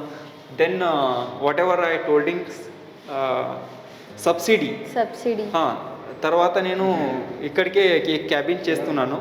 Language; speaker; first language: Telugu; non-native, local second language; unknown